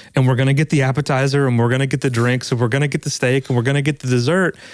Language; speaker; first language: English; native; English